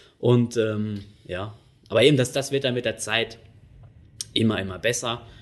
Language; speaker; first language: German; native; German